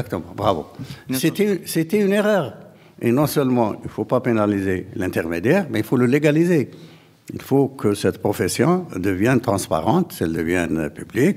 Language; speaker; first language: French; non-native, local second language; Arabic